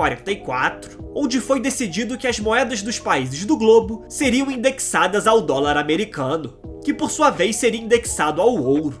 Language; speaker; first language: Portuguese; native; Portuguese